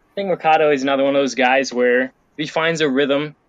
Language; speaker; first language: English; native; English